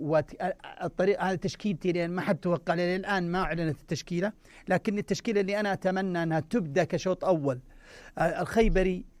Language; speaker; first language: Arabic; native; Arabic